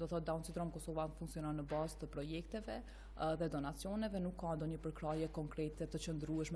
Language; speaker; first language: Albanian; native; Albanian